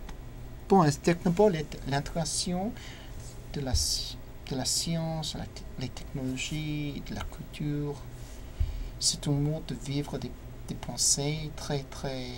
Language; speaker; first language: French; non-native, learner; English